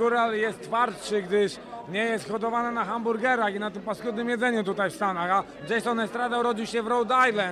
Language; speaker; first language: Polish; native; Polish